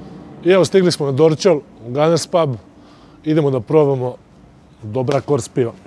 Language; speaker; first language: Serbian; native; Serbian